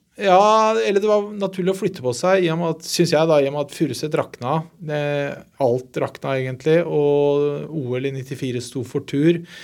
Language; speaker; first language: Norwegian; native; Norwegian